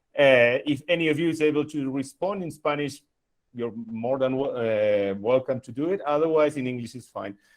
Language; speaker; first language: English; non-native, fluent; Spanish